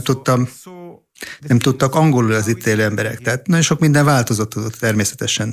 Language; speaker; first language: Hungarian; non-native, fluent; Hebrew